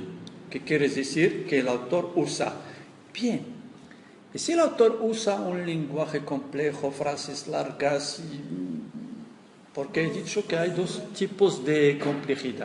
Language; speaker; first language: Spanish; non-native, fluent; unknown